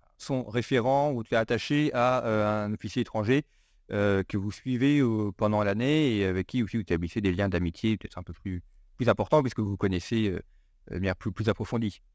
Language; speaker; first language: French; native; French